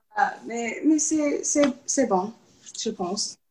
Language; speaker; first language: French; non-native, learner; English